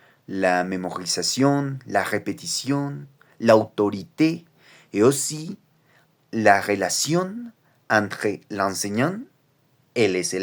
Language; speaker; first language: French; non-native, learner; Spanish